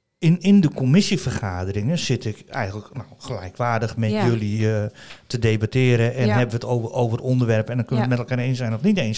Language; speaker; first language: Dutch; native; Dutch